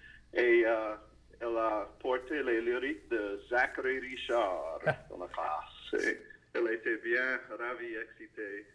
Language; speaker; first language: French; non-native, learner; English